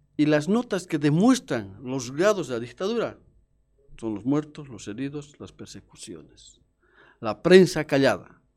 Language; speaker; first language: Spanish; native; Spanish